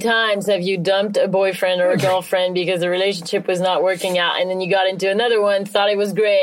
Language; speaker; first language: English; non-native, fluent; French